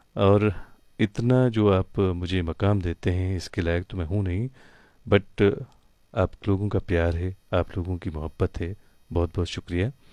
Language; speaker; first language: Hindi; non-native, local second language; Kashmiri